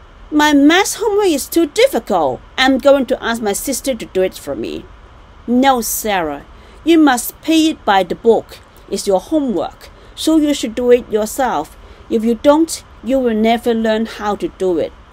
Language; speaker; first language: English; non-native, local second language; Cantonese